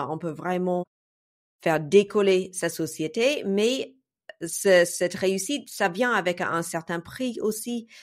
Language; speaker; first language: French; non-native, fluent; English